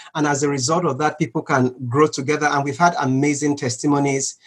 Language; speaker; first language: English; non-native, local second language; Yoruba